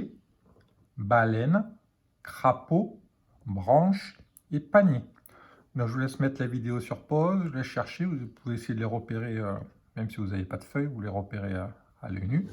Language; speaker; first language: French; native; French